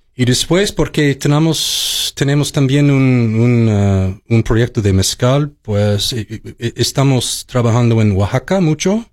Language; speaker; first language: Spanish; non-native, fluent; English